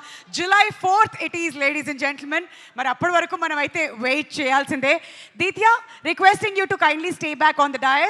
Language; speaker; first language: Telugu; native; Telugu